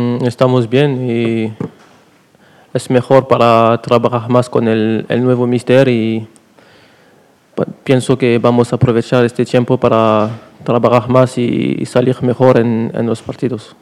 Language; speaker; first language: Spanish; non-native, learner; French